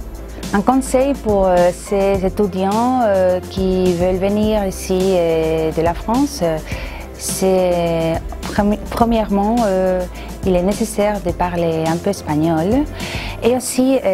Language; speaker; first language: French; non-native, fluent; Spanish